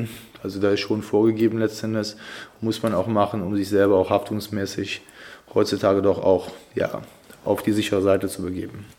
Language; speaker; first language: German; native; German